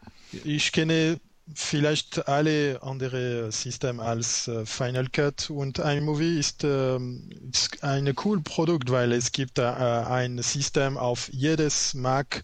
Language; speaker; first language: German; non-native, learner; French